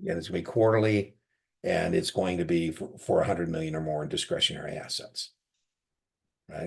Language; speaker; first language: English; native; English